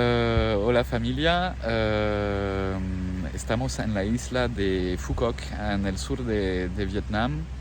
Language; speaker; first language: Spanish; non-native, fluent; French